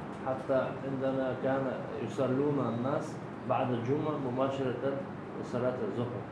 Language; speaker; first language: Arabic; non-native, learner; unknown